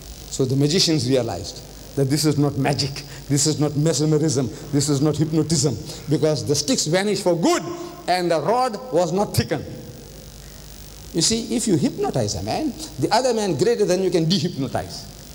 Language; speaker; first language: English; early bilingual, other home language; Gujarati